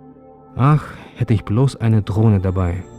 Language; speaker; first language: German; native; German